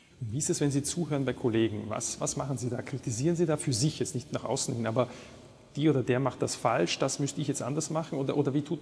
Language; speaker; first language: German; native; German